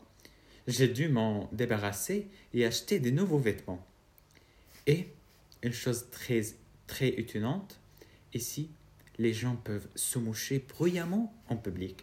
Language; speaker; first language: French; non-native, fluent; Arabic